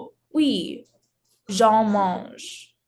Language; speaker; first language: French; non-native, learner; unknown